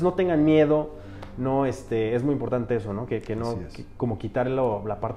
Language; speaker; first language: Spanish; native; Spanish